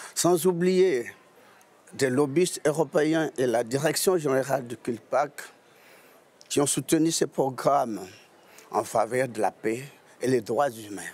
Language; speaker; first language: French; non-native, local second language; Lingala